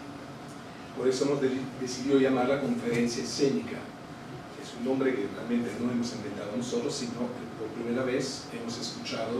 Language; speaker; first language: Spanish; non-native, fluent; Italian